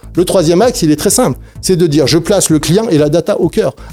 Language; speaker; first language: French; native; French